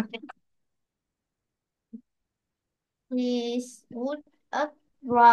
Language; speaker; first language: English; non-native, learner; Vietnamese